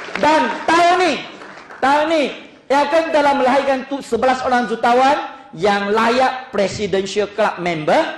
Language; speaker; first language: Malay; non-native, local second language; Chinese